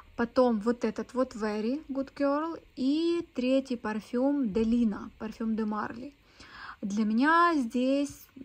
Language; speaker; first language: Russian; native; Russian